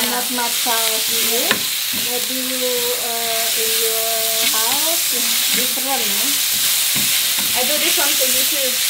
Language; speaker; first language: English; non-native, learner; Indonesian